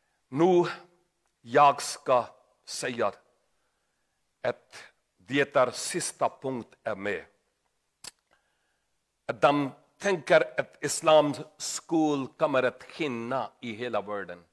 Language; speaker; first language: Swedish; non-native, learner; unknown